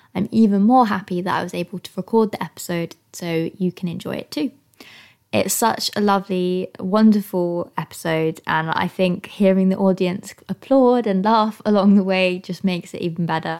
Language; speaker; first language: English; native; English